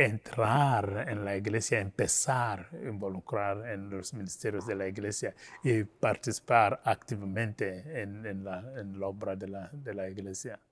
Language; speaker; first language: Spanish; non-native, fluent; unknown